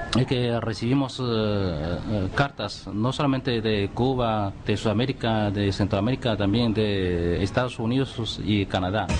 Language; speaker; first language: Spanish; non-native, fluent; Chinese